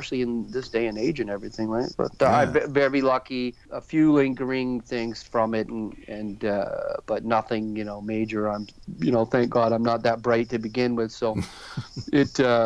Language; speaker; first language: English; native; English